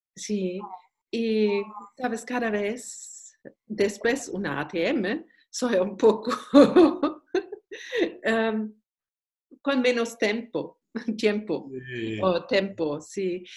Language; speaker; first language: Spanish; non-native, learner; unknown